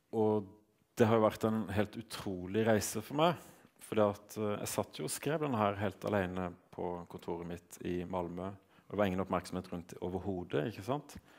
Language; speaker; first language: Norwegian; native; Norwegian